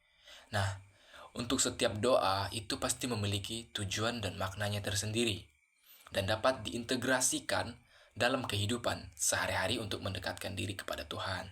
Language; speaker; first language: Indonesian; native; Indonesian